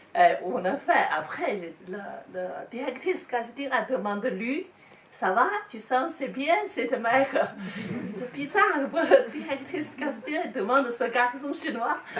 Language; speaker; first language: French; non-native, learner; Chinese